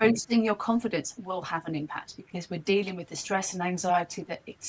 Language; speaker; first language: English; native; English